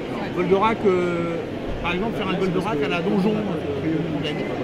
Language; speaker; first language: French; native; French